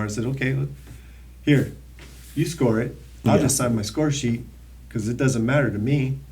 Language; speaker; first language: English; native; English